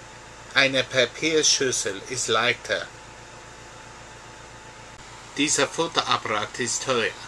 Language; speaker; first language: German; non-native, learner; English